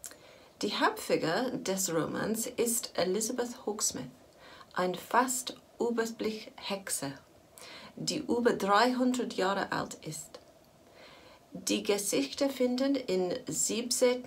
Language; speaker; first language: German; non-native, learner; English